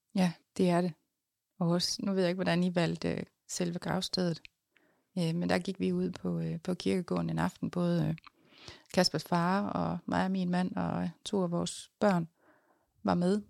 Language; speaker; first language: Danish; native; Danish